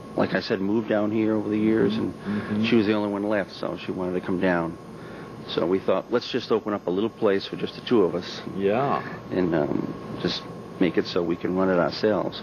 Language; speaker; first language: English; native; English